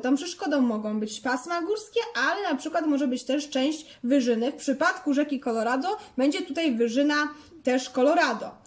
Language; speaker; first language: Polish; native; Polish